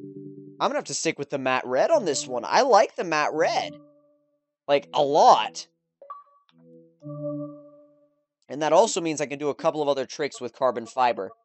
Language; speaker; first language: English; native; English